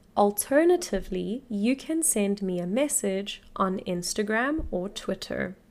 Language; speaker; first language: English; native; English